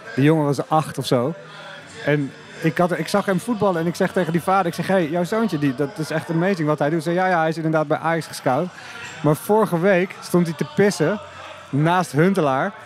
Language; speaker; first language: Dutch; native; Dutch